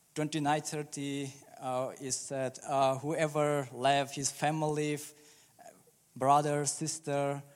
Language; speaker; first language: English; early bilingual, other home language; Burmese